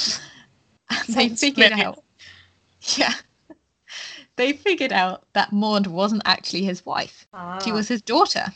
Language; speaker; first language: English; non-native, fluent; German